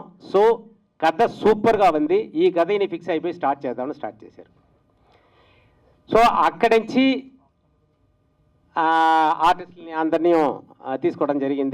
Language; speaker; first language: Telugu; native; Telugu